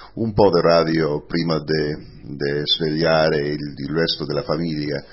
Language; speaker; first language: Italian; non-native, learner; English